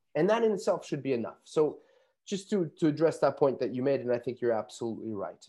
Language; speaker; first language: English; native; English